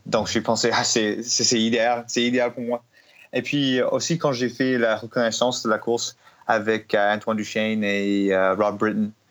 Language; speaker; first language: French; non-native, learner; English